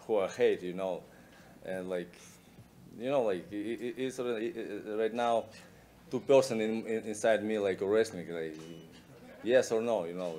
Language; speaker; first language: English; non-native, learner; Russian